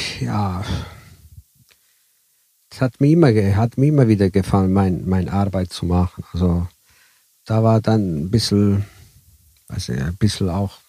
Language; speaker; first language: German; early bilingual, heritage; Italian